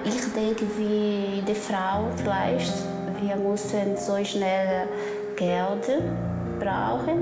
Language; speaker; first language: German; non-native, learner; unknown